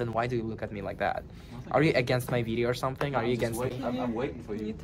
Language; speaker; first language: English; non-native, fluent; Kazakh